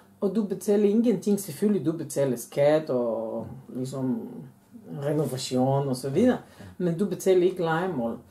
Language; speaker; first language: Danish; non-native, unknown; Bulgarian